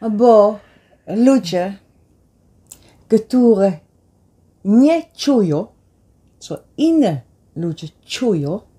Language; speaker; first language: Polish; non-native, learner; Dutch